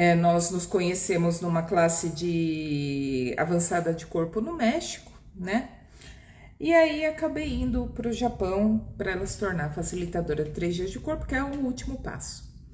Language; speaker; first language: Portuguese; early bilingual, other home language; Japanese